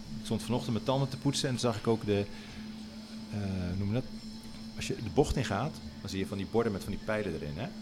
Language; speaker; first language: Dutch; native; Dutch